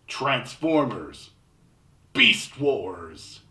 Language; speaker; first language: English; native; English